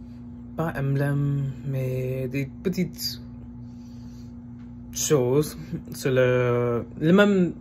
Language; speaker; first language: French; non-native, fluent; English